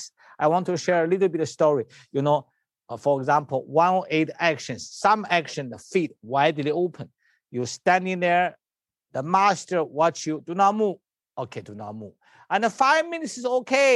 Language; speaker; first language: English; non-native, learner; Chinese